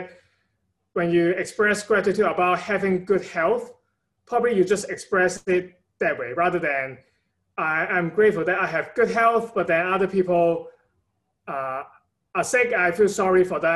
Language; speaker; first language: English; non-native, local second language; Cantonese